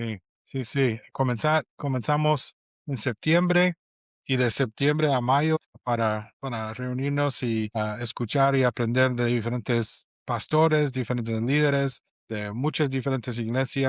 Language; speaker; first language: Spanish; non-native, fluent; English